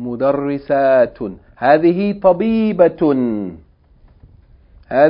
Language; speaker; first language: Arabic; non-native, fluent; English